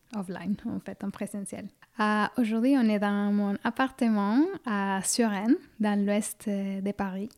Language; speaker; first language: French; non-native, fluent; Spanish